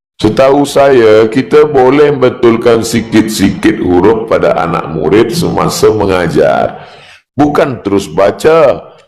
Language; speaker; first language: Malay; native; Malay